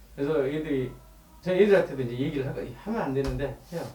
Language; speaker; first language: Korean; native; Korean